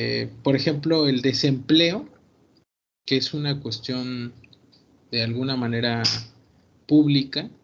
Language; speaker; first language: Spanish; native; Spanish